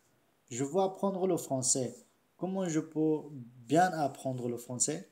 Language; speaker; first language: French; non-native, learner; Pashto